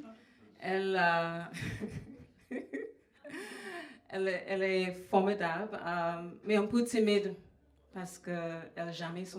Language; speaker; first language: French; non-native, fluent; English